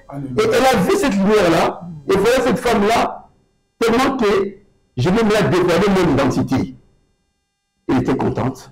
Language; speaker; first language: French; non-native, local second language; Lingala